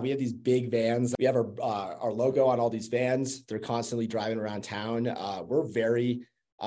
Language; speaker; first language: English; native; English